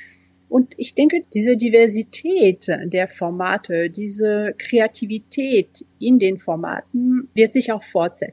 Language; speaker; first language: German; non-native, fluent; French